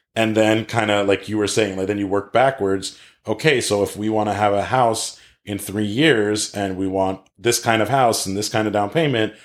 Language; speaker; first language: English; native; English